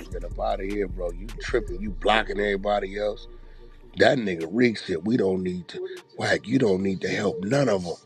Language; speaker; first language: English; native; English